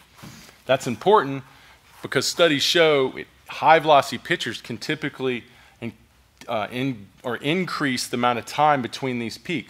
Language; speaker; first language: English; native; English